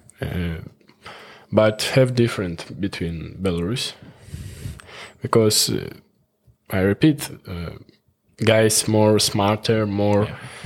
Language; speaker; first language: English; non-native, learner; Russian